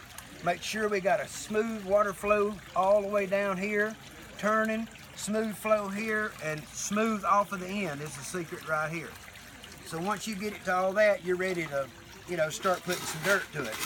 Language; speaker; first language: English; native; English